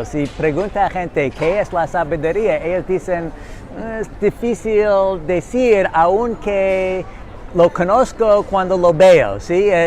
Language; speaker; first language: Spanish; non-native, learner; English